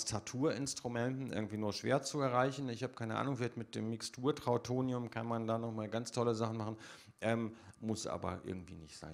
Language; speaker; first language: German; native; German